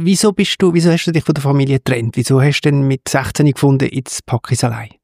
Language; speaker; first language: German; native; German